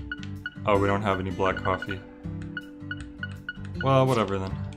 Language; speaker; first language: English; native; English